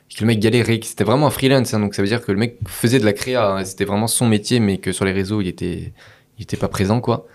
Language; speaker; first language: French; native; French